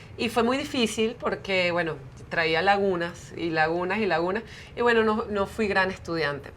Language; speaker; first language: Spanish; early bilingual, heritage; Spanish